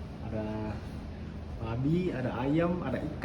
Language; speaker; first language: Indonesian; non-native, learner; Chinese